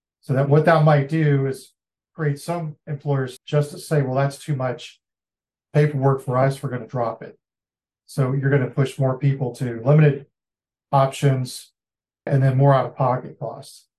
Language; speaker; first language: English; native; English